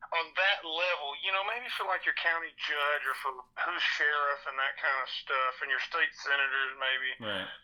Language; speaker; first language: English; native; English